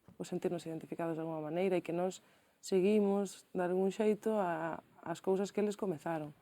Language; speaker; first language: Galician; early bilingual, other home language; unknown